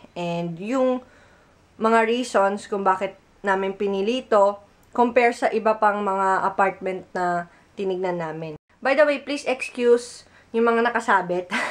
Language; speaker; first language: Filipino; native; Filipino